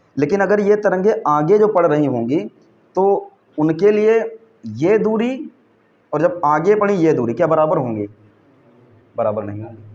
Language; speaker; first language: Hindi; native; Hindi